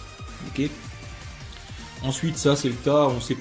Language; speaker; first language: French; native; French